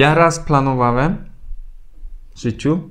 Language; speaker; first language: Polish; non-native, fluent; Turkish